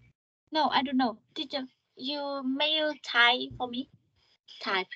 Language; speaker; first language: English; non-native, learner; Vietnamese